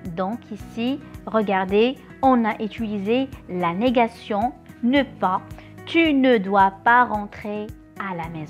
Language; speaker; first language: French; non-native, local second language; Arabic